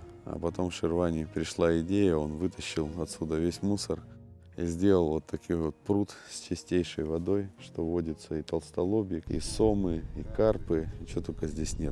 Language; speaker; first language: Russian; native; Russian